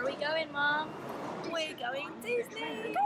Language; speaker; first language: English; native; English